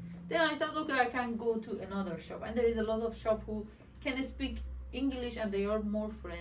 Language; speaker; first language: English; non-native, learner; Persian